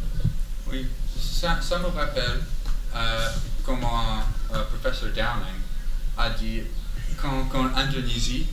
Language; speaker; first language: French; non-native, learner; English